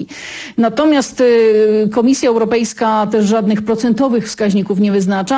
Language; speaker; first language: Polish; native; Polish